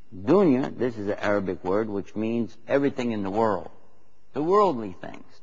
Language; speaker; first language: English; native; English